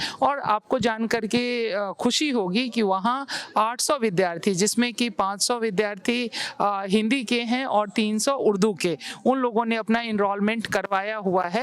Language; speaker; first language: Hindi; native; Hindi